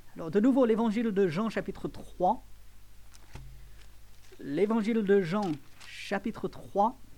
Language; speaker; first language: French; non-native, fluent; English